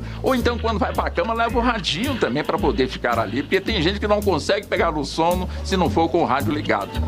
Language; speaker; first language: Portuguese; native; Portuguese